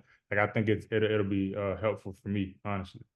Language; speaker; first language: English; native; English